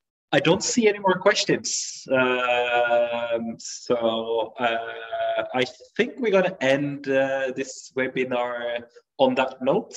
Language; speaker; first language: English; non-native, fluent; Norwegian